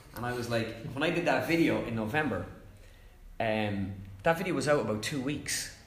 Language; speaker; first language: English; native; English